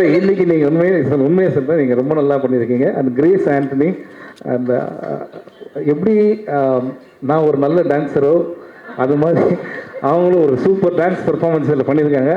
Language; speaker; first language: Tamil; native; Tamil